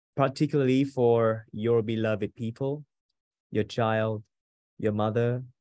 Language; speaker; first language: English; non-native, fluent; Vietnamese